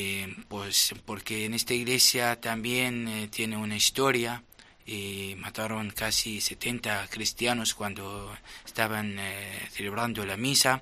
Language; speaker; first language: Spanish; non-native, fluent; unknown